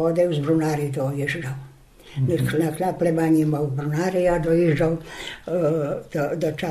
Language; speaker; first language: Polish; non-native, local second language; Rusyn